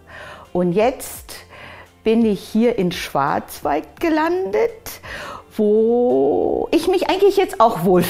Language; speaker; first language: German; early bilingual, other home language; Japanese